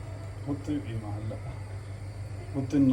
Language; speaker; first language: Arabic; early bilingual, heritage; English